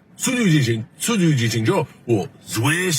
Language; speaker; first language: Chinese; non-native, learner; English